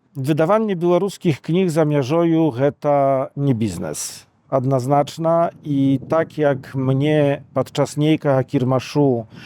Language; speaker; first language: Belarusian; native; Belarusian